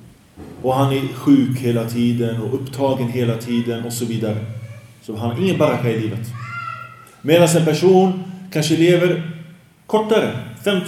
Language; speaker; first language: Swedish; early bilingual, other home language; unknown